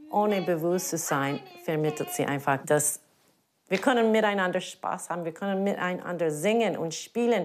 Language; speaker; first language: German; non-native, fluent; English